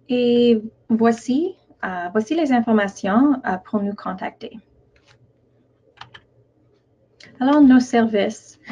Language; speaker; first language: French; non-native, local second language; English